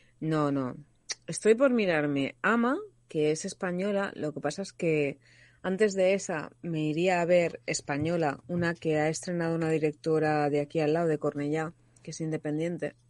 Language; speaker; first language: Spanish; native; Spanish